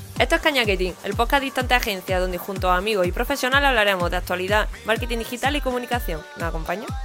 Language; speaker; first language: Spanish; native; Spanish